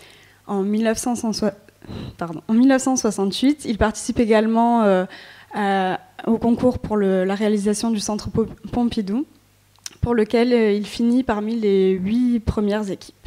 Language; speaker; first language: French; native; French